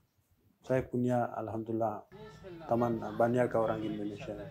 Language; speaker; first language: Indonesian; non-native, learner; Persian